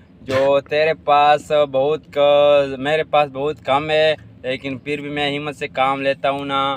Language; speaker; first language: Hindi; non-native, learner; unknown